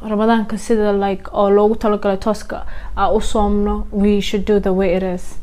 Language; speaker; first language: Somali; early bilingual, heritage; Somali